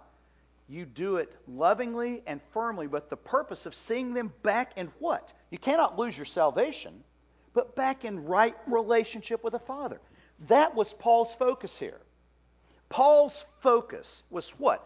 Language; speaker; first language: English; native; English